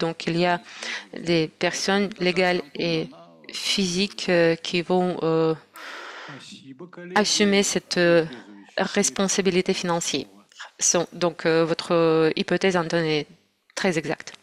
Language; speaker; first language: French; non-native, fluent; Russian